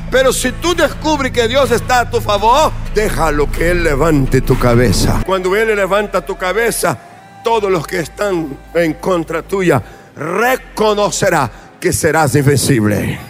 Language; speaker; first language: Spanish; non-native, fluent; Portuguese